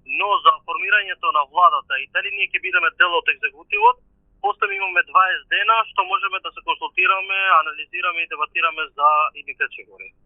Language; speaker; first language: Macedonian; non-native, local second language; Albanian